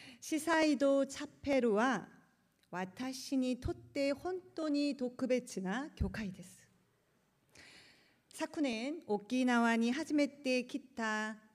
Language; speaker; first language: Japanese; non-native, learner; Korean